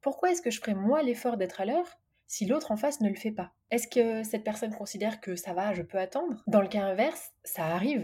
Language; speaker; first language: French; native; French